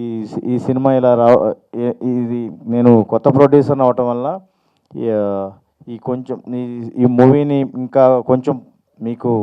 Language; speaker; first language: Telugu; native; Telugu